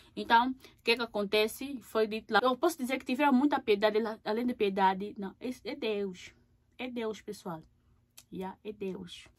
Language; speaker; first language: Portuguese; native; Portuguese